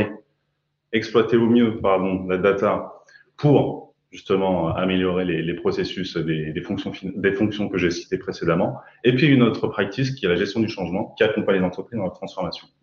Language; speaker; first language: French; native; French